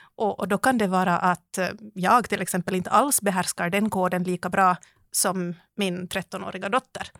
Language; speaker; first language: Swedish; native; Swedish